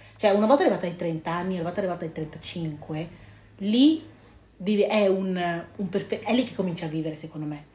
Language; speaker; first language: Italian; early bilingual, other home language; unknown